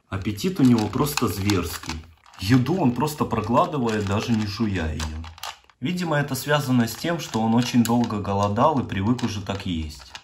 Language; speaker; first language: Russian; native; Russian